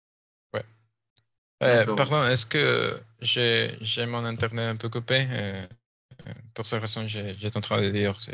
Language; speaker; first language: French; non-native, learner; Spanish